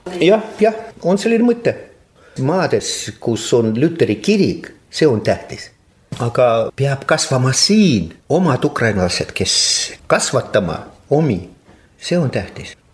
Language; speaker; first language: Estonian; non-native, local second language; Russian